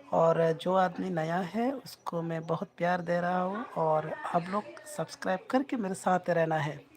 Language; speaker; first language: Hindi; non-native, learner; Bangla